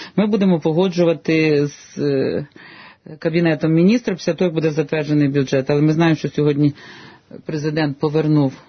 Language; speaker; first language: Ukrainian; native; Ukrainian